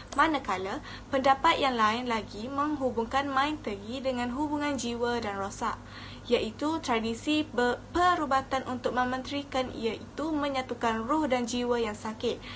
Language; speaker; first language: Malay; native; Malay